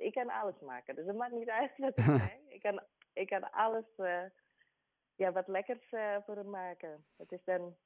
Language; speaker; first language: Dutch; non-native, learner; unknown